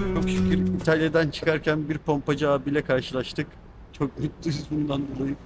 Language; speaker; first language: Turkish; early bilingual, heritage; Turkish